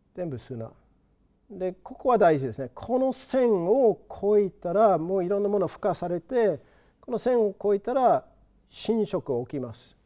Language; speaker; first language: Japanese; non-native, fluent; English